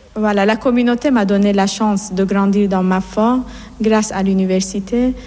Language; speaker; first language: French; non-native, fluent; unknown